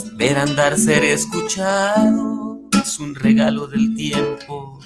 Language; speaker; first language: Spanish; native; Spanish